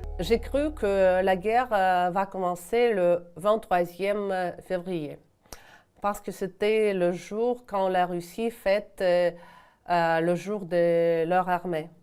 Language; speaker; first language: French; non-native, fluent; Ukrainian